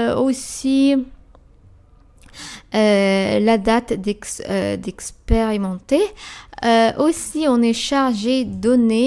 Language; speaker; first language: French; non-native, fluent; Arabic